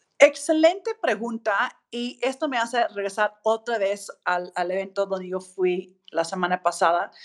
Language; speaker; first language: Spanish; non-native, fluent; English